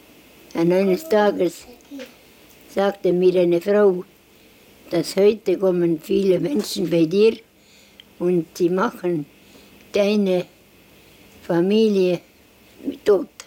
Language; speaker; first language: German; non-native, learner; Estonian